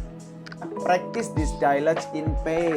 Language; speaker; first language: English; non-native, learner; Indonesian